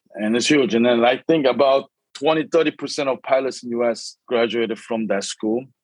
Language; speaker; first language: English; early bilingual, other home language; Korean